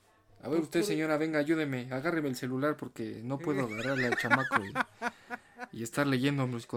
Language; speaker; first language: Spanish; native; Spanish